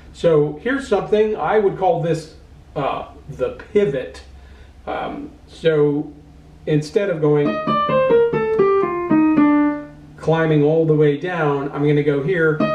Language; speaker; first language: English; native; English